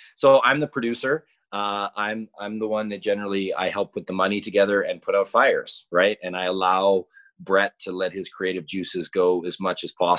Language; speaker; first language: English; native; English